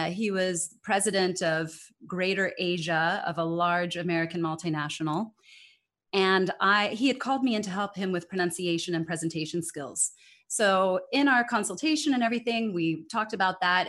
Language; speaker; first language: English; native; English